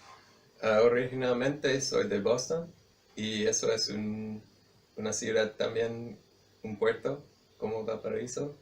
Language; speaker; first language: Spanish; non-native, fluent; English